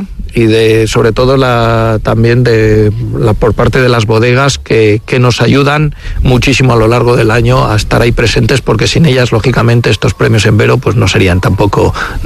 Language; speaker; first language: Spanish; native; Spanish